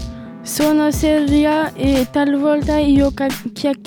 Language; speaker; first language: Italian; non-native, learner; French